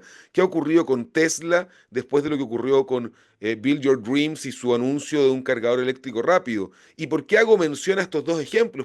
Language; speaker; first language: Spanish; native; Spanish